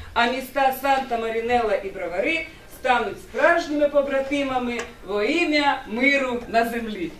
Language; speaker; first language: Ukrainian; native; Ukrainian